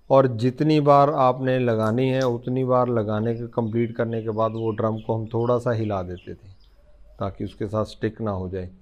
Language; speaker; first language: Hindi; non-native, local second language; Punjabi